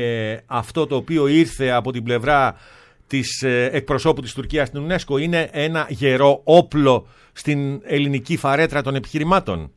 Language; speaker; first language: Greek; native; Greek